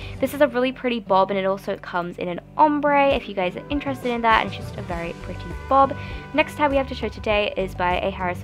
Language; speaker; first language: English; native; English